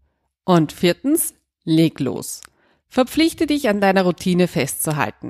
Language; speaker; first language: German; native; German